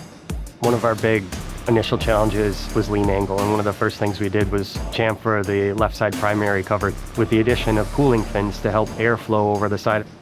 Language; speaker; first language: English; native; English